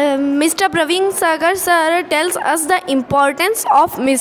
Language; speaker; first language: English; non-native, learner; Hindi